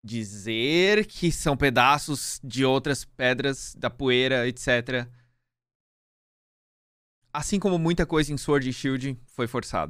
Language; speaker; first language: Portuguese; native; Portuguese